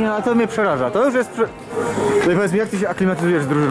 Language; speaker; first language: Polish; native; Polish